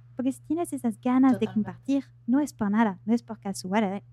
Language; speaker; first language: Spanish; non-native, fluent; French